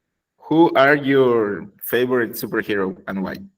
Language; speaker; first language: English; non-native, learner; Spanish